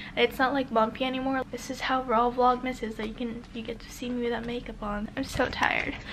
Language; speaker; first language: English; native; English